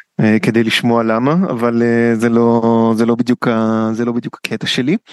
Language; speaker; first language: Hebrew; native; Hebrew